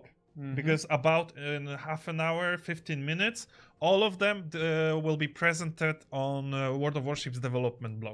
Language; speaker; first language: English; non-native, fluent; Polish